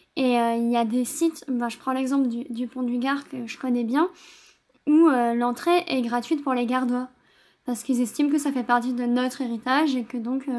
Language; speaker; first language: French; native; French